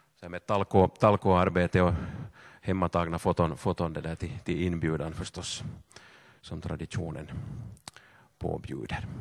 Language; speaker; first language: Swedish; native; Swedish